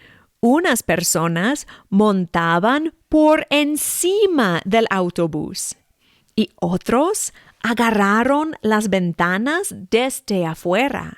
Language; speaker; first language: Spanish; non-native, fluent; English